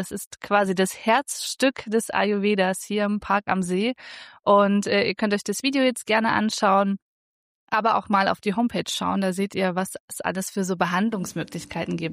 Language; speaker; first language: German; native; German